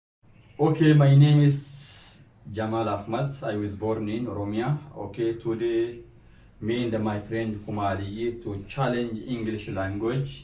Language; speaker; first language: English; non-native, learner; Oromo